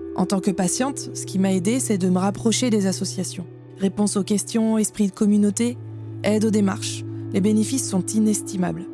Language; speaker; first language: French; native; French